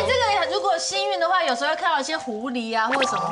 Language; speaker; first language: Chinese; native; Chinese